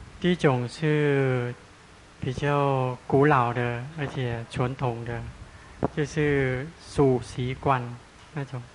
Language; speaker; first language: Chinese; non-native, fluent; Thai